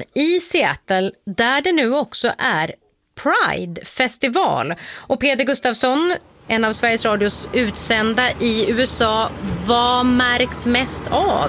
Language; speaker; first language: Swedish; native; Swedish